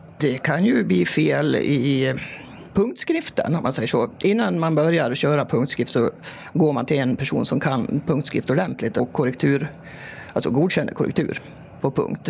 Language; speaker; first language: Swedish; native; Swedish